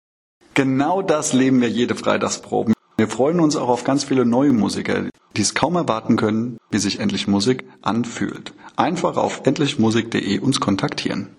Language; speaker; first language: German; native; German